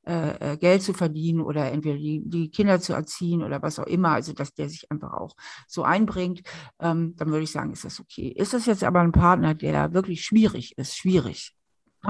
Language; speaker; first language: German; native; German